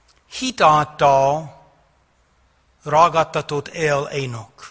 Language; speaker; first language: Hungarian; non-native, fluent; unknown